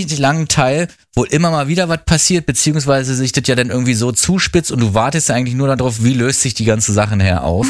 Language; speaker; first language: German; native; German